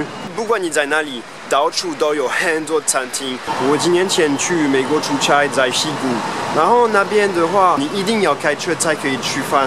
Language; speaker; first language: Chinese; non-native, fluent; French